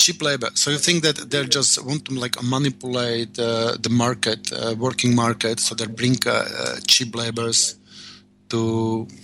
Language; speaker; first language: English; non-native, learner; Slovak